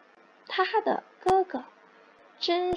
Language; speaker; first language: Chinese; non-native, fluent; Indonesian